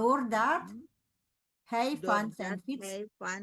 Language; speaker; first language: Dutch; non-native, fluent; Indonesian